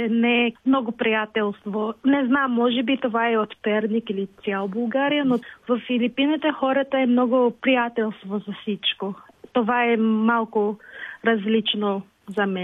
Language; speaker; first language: Bulgarian; non-native, learner; Filipino